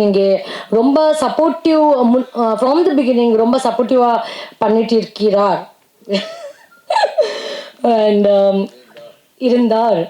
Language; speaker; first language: Tamil; non-native, learner; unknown